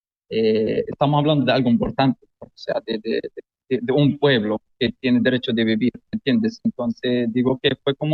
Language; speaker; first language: Spanish; non-native, fluent; Arabic